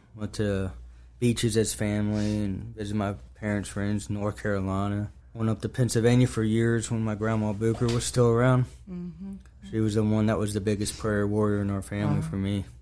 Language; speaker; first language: English; native; English